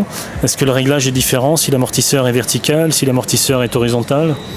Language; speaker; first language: French; native; French